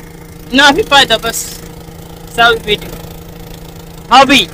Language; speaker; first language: Arabic; non-native, learner; Bangla